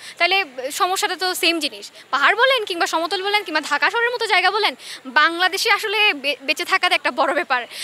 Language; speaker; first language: Bangla; non-native, local second language; Chakma